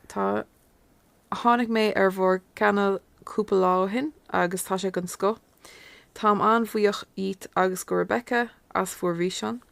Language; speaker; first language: Irish; non-native, local second language; English